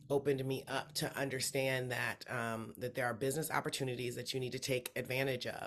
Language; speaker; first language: English; native; English